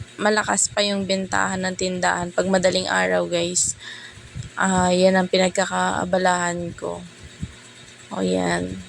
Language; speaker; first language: Filipino; native; Filipino